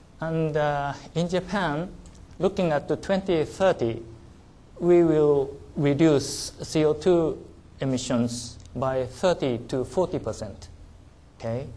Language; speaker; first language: English; non-native, learner; Japanese